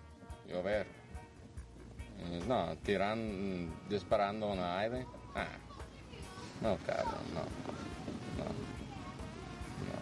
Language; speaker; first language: Spanish; non-native, learner; English